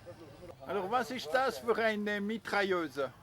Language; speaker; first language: German; non-native, local second language; French